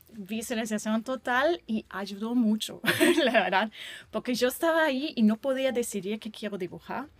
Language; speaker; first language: Spanish; non-native, fluent; German